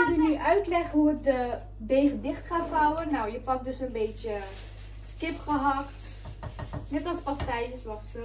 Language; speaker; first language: Dutch; native; Dutch